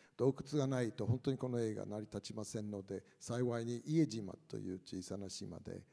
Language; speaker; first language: Japanese; non-native, fluent; English